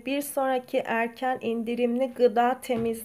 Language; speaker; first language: Turkish; native; Turkish